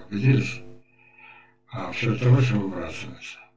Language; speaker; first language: Russian; native; Russian